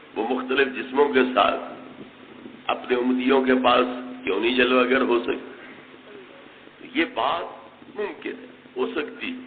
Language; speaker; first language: Urdu; non-native, local second language; Punjabi